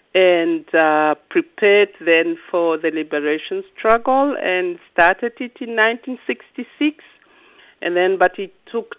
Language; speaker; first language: English; non-native, local second language; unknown